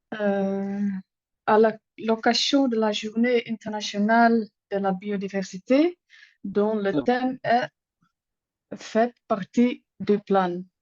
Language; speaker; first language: French; non-native, learner; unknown